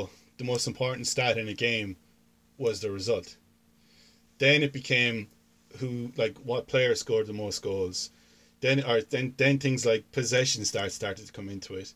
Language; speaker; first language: English; native; English